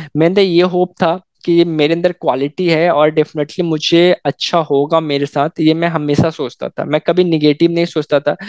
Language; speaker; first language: Hindi; native; Hindi